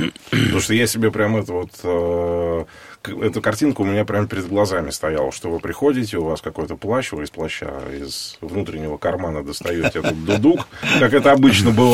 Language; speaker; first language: Russian; native; Russian